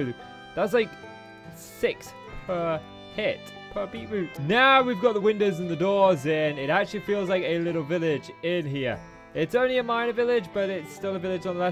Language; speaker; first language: English; native; English